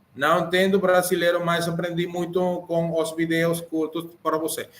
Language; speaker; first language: Portuguese; non-native, learner; Spanish